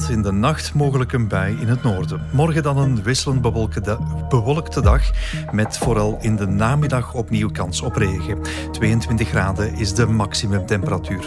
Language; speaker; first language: Dutch; native; Dutch